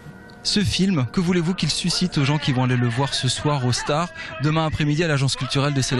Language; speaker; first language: French; native; French